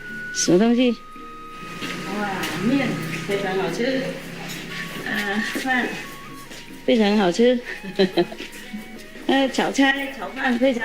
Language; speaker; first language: Chinese; non-native, fluent; Vietnamese